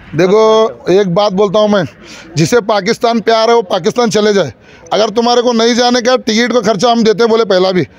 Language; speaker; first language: Hindi; native; Hindi